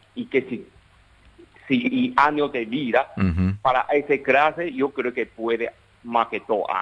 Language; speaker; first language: Spanish; non-native, learner; Chinese